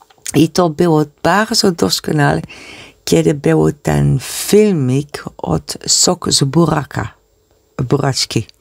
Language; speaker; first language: Polish; non-native, learner; Dutch